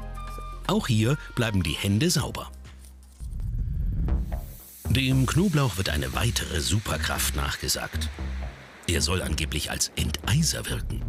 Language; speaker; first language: German; native; German